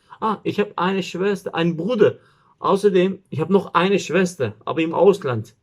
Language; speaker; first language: German; non-native, learner; Turkish